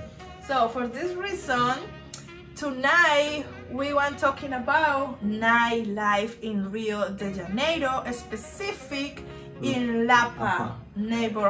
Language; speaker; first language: English; non-native, learner; Spanish